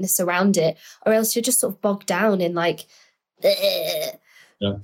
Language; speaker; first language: English; native; English